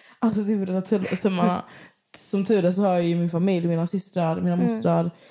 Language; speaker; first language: Swedish; early bilingual, other home language; Arabic